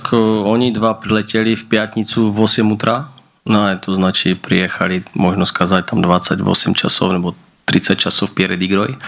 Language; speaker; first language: Russian; non-native, learner; Slovak